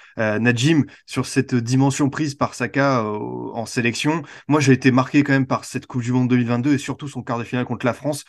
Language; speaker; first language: French; native; French